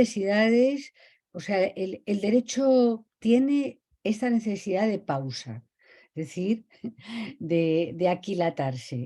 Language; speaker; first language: Spanish; native; Spanish